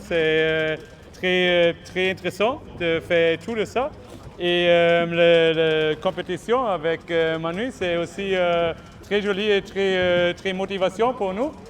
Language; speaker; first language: French; non-native, learner; German